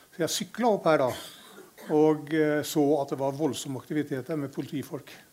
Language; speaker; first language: Norwegian; native; Norwegian